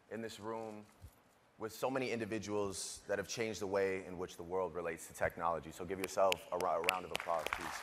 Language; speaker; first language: English; native; English